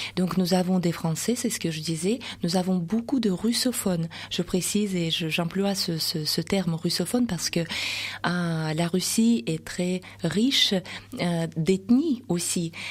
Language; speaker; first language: French; non-native, fluent; Russian